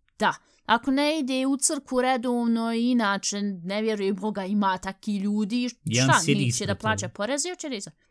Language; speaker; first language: Bosnian; early bilingual, heritage; Bosnian